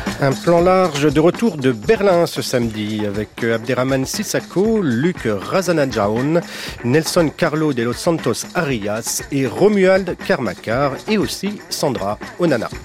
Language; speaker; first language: French; native; French